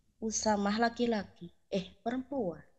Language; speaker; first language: Indonesian; native; Indonesian